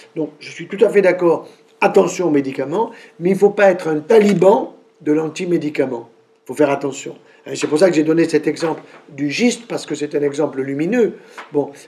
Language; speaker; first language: French; native; French